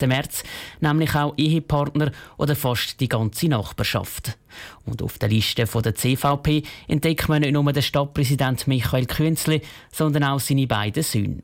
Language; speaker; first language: German; native; German